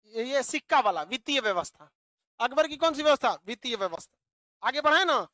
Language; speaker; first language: Hindi; native; Hindi